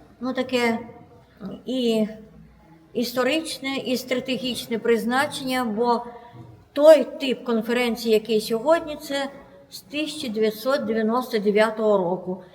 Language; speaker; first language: Ukrainian; non-native, local second language; Russian